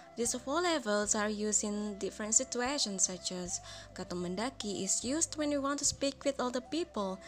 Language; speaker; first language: English; non-native, fluent; Indonesian